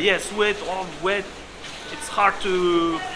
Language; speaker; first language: English; non-native, learner; Uzbek